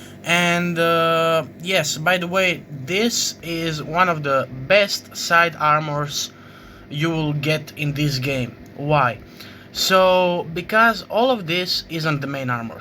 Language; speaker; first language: English; non-native, fluent; Croatian